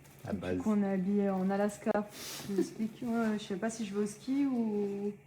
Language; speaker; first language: French; native; French